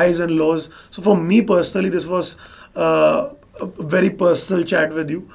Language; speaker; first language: English; non-native, local second language; Hindi